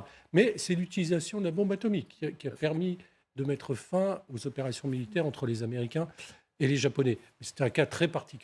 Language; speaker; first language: French; native; French